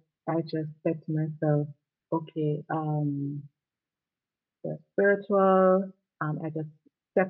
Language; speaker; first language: English; non-native, local second language; Jamaican Creole English